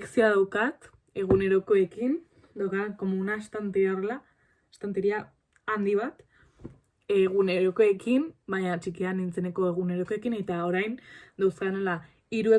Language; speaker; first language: Basque; non-native, local second language; Spanish